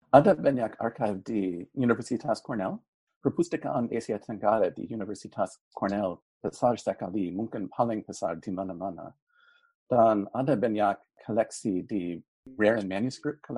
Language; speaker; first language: Indonesian; non-native, fluent; English